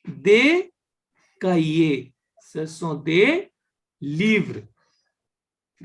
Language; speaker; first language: French; non-native, fluent; Hindi